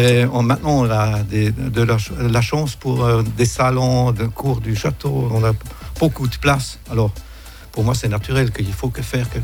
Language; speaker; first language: French; non-native, fluent; German